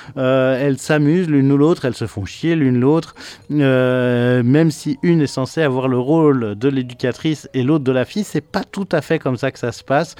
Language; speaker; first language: French; native; French